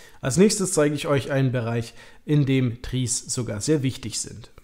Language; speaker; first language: German; native; German